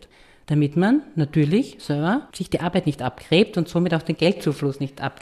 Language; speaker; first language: German; native; German